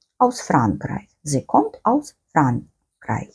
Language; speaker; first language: German; non-native, fluent; Ukrainian